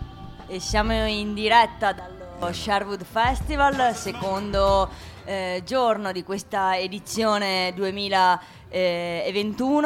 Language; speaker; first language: Italian; native; Italian